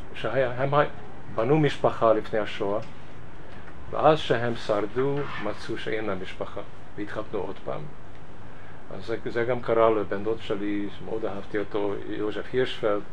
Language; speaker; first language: Hebrew; non-native, fluent; Hungarian